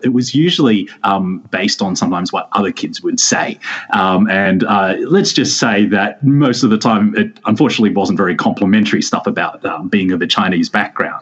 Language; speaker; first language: English; native; English